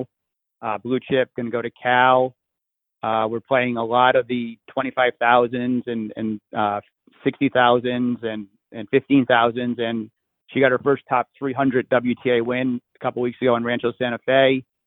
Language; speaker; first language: English; native; English